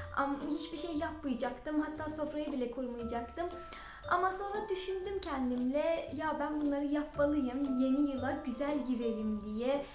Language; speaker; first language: Turkish; non-native, fluent; Persian